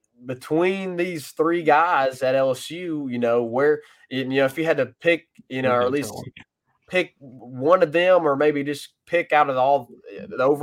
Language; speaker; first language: English; native; English